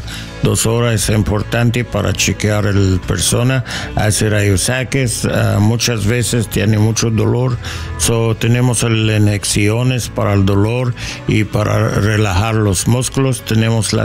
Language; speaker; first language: Spanish; non-native, learner; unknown